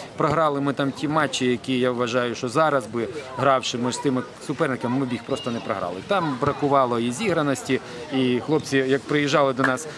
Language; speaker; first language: Ukrainian; non-native, local second language; Russian